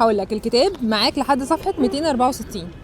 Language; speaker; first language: Arabic; native; Arabic